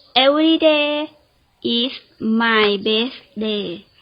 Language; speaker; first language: English; non-native, learner; Thai